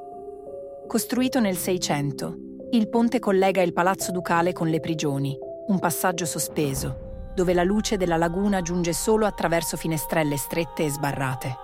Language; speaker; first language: Italian; native; Italian